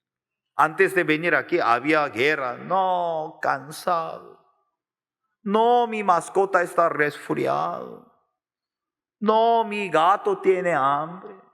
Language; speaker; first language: Spanish; non-native, learner; Korean